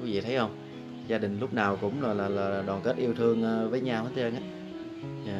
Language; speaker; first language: Vietnamese; native; Vietnamese